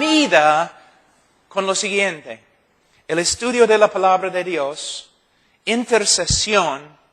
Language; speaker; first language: Spanish; non-native, fluent; English